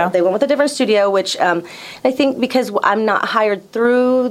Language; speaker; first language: English; native; English